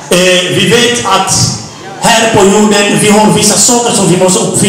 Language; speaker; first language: Swedish; non-native, learner; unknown